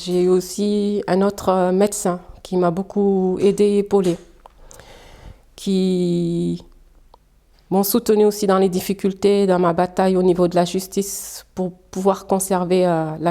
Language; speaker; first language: French; early bilingual, other home language; Fula